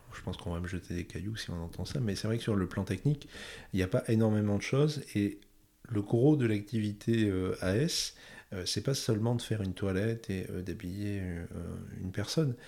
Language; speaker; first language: French; native; French